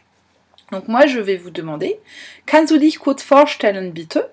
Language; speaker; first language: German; non-native, fluent; French